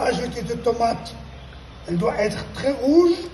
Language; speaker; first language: French; non-native, local second language; Arabic